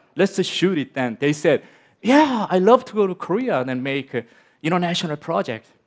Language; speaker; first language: English; non-native, learner; Korean